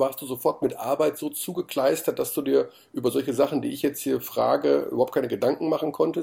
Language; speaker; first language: German; native; German